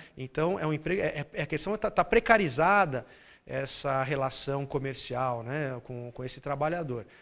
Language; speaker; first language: Portuguese; native; Portuguese